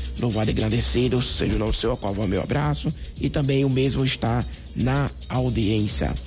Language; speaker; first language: Portuguese; native; Portuguese